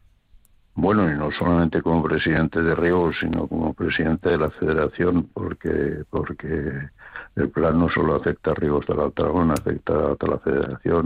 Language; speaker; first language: Spanish; native; Spanish